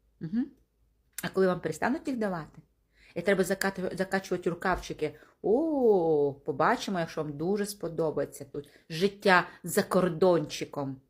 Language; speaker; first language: Ukrainian; non-native, local second language; Russian